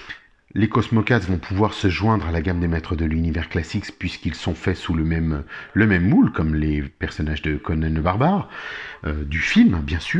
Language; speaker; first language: French; native; French